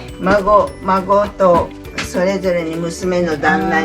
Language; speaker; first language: Japanese; native; Japanese